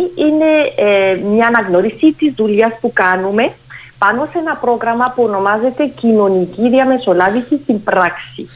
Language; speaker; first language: Greek; non-native, fluent; French